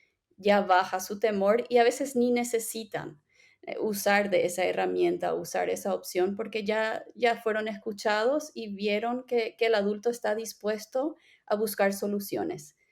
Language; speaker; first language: Spanish; non-native, fluent; English